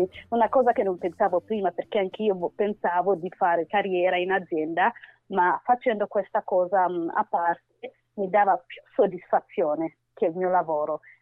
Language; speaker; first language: Italian; non-native, fluent; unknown